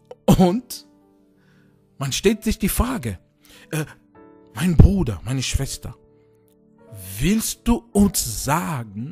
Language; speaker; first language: German; non-native, fluent; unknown